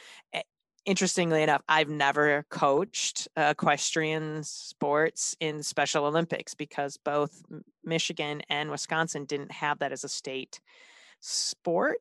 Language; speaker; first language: English; native; English